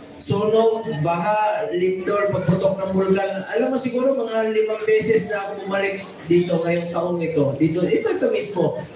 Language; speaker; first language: Filipino; non-native, local second language; Cebuano